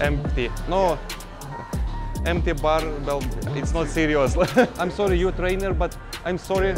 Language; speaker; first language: English; non-native, learner; Russian